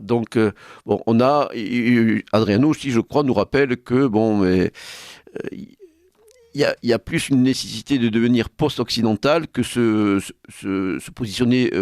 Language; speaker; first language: French; native; French